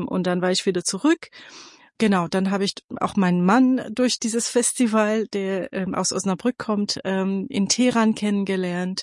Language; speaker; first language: German; non-native, fluent; Persian